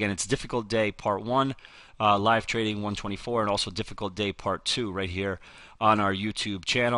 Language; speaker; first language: English; native; English